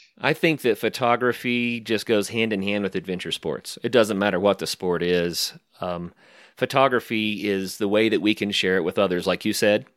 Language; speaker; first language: English; native; English